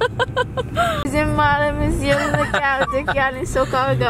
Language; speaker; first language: Turkish; non-native, learner; Indonesian